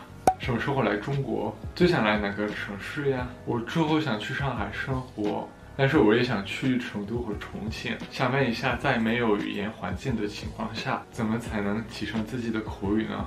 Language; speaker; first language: Chinese; non-native, fluent; French